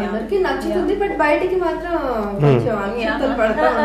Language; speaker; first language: Telugu; native; Telugu